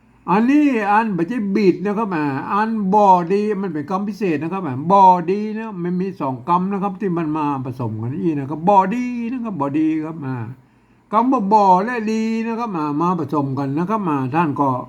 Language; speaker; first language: Thai; non-native, local second language; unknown